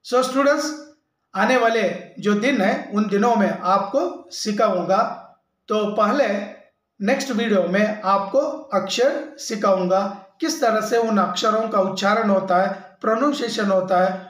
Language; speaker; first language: Hindi; non-native, local second language; Kannada